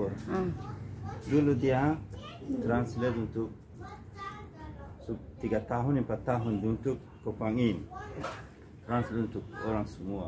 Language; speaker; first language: Indonesian; non-native, learner; Persian